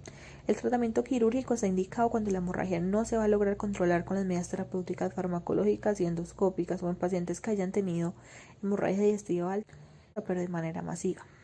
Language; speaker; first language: Spanish; native; Spanish